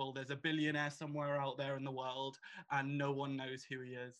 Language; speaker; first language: English; native; English